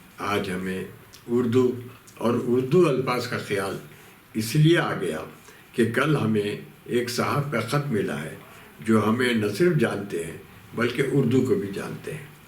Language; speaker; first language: Urdu; native; Urdu